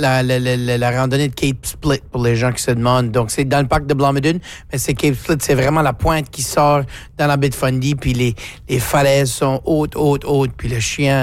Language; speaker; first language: French; native; French